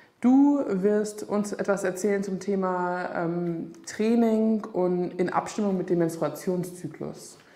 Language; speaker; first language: German; native; German